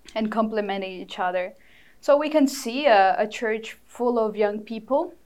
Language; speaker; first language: English; non-native, fluent; Portuguese